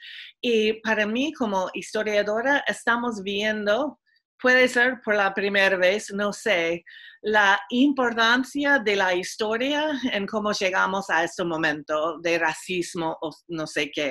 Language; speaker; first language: Spanish; non-native, fluent; English